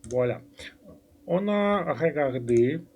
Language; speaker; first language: French; non-native, fluent; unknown